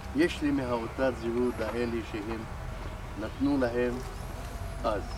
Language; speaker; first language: Hebrew; non-native, local second language; Arabic